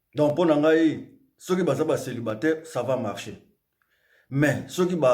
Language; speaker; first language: French; non-native, local second language; Lingala